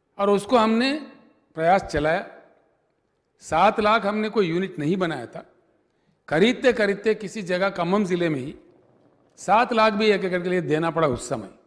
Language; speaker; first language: Hindi; non-native, local second language; Telugu